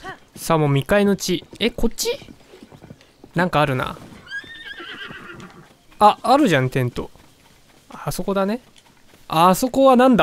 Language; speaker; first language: Japanese; native; Japanese